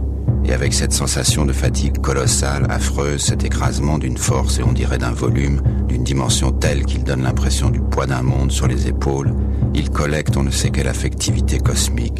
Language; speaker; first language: French; native; French